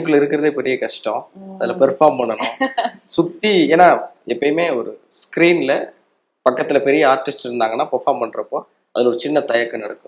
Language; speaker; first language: Tamil; native; Tamil